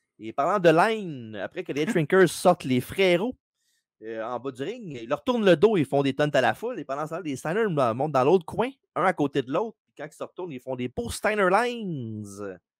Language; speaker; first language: French; native; French